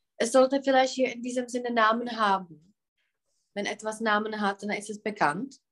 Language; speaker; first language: German; non-native, fluent; Czech